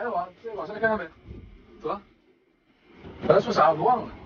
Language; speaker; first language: Chinese; native; Chinese